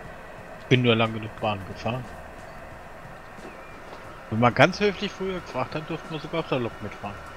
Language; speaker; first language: German; native; German